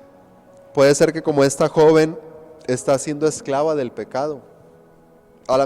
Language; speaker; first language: Spanish; native; Spanish